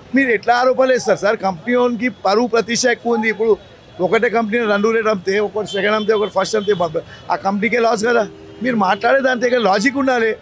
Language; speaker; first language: Telugu; non-native, local second language; Gujarati